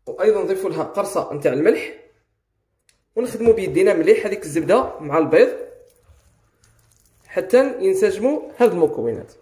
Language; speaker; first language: Arabic; native; Arabic